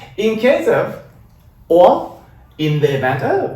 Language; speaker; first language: English; non-native, fluent; Turkish